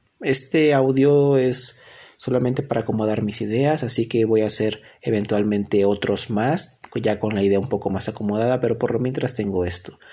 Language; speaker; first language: Spanish; native; Spanish